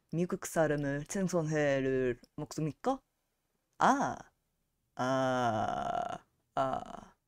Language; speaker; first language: Korean; non-native, learner; English